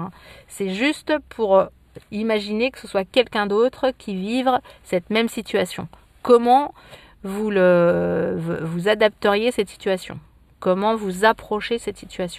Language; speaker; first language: French; native; French